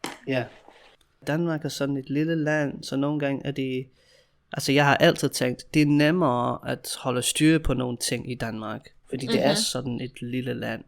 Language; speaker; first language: Danish; non-native, fluent; English